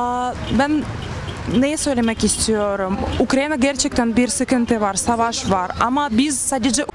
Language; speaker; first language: Turkish; non-native, learner; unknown